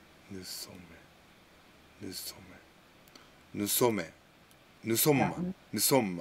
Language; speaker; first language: French; non-native, learner; English